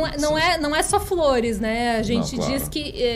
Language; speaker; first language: Portuguese; native; Portuguese